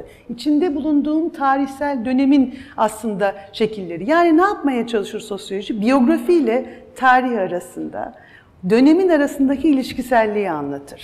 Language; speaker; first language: Turkish; native; Turkish